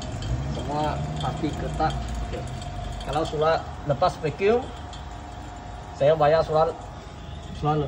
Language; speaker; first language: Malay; non-native, local second language; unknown